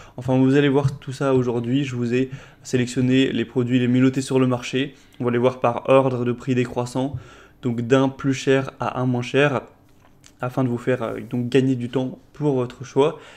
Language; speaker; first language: French; native; French